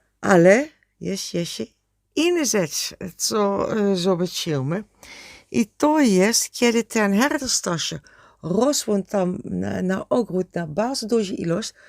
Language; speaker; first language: Polish; non-native, learner; Dutch